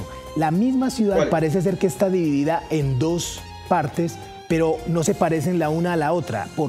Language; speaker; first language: Spanish; native; Spanish